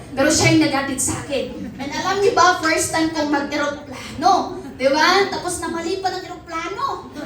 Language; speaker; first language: Filipino; non-native, local second language; Cebuano